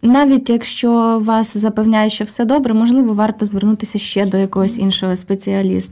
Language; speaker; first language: Ukrainian; native; Ukrainian